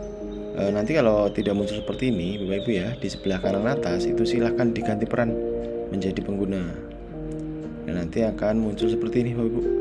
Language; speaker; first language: Indonesian; native; Indonesian